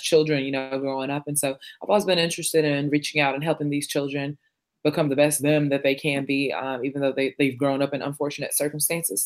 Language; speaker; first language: English; non-native, local second language; Shona